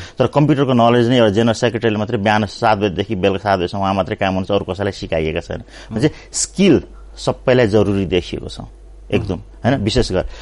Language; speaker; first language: Nepali; native; Nepali